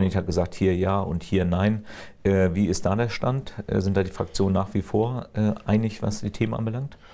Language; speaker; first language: German; native; German